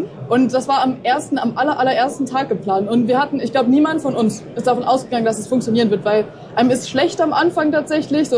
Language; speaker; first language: German; native; German